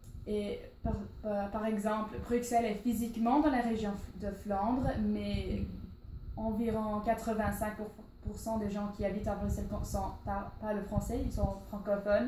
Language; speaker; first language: French; non-native, learner; English